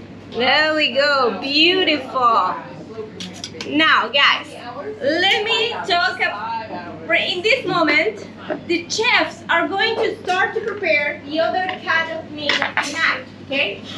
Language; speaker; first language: English; non-native, fluent; Spanish